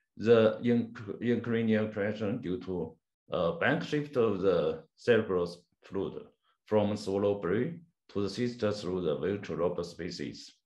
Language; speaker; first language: English; non-native, learner; Chinese